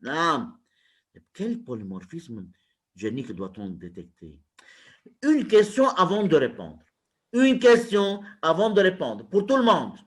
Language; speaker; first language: French; non-native, local second language; Arabic